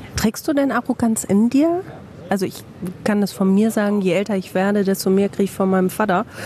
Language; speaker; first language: German; native; German